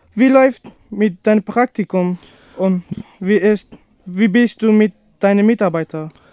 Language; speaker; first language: German; non-native, learner; Persian